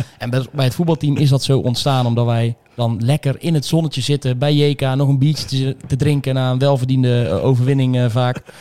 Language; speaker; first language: Dutch; native; Dutch